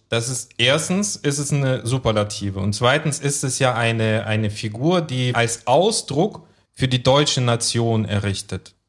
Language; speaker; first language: German; early bilingual, other home language; Russian